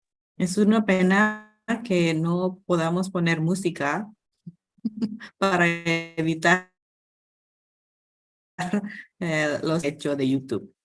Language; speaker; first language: Spanish; non-native, fluent; Indonesian